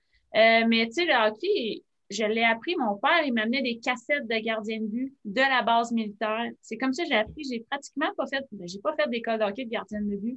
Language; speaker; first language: French; native; French